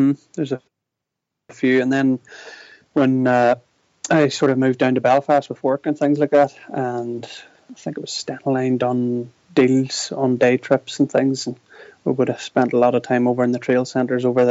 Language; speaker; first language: English; native; English